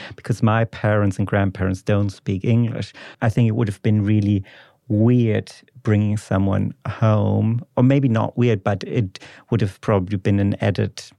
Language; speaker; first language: English; non-native, fluent; German